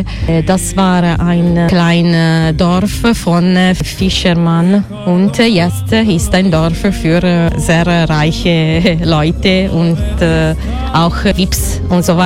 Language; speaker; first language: German; non-native, learner; Italian